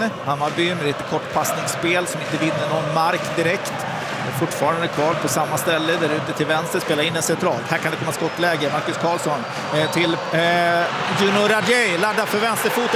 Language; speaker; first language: Swedish; native; Swedish